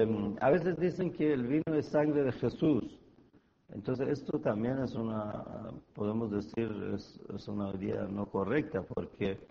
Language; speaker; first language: Spanish; non-native, fluent; Persian